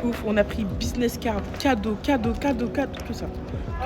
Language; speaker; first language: French; native; French